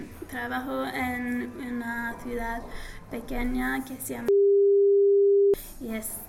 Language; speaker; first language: Spanish; non-native, learner; English